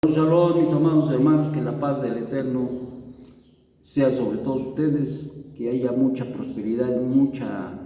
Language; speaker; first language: Spanish; native; Spanish